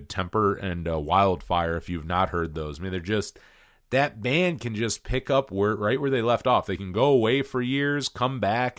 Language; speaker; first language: English; native; English